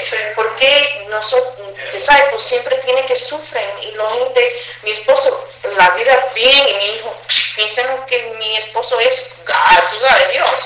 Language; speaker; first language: Spanish; early bilingual, heritage; English